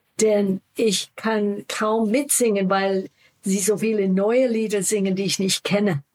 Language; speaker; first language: German; non-native, fluent; English